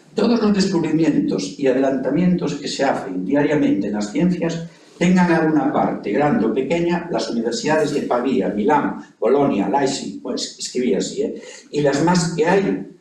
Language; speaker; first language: Spanish; native; Spanish